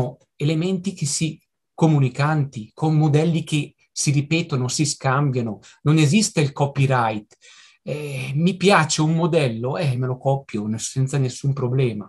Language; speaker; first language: Italian; native; Italian